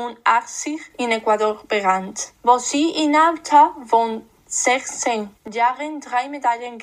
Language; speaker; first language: German; non-native, learner; Spanish